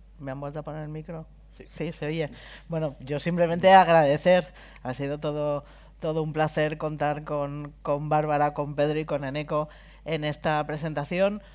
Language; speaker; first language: Spanish; native; Spanish